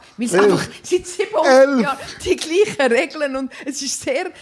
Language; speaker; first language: German; native; German